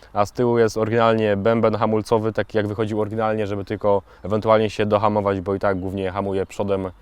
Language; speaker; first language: Polish; native; Polish